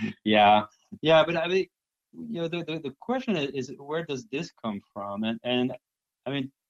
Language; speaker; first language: English; non-native, fluent; French